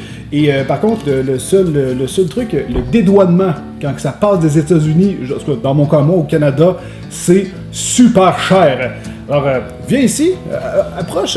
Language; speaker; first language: French; native; French